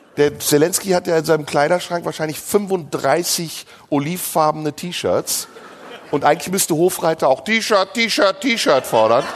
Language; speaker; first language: German; early bilingual, other home language; Turkish